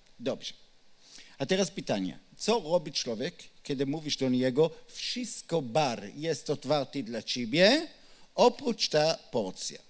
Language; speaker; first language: Polish; non-native, learner; Hebrew